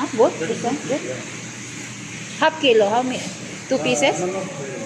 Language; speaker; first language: English; non-native, learner; Filipino